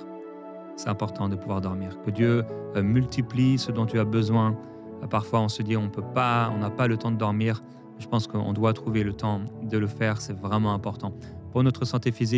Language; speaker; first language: French; native; French